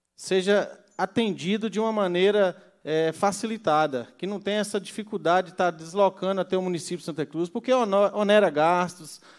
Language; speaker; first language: Portuguese; native; Portuguese